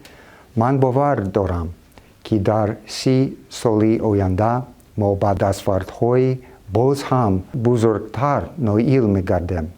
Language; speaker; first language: Tajik; non-native, fluent; English